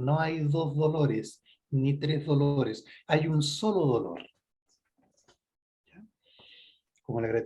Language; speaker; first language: Spanish; native; Spanish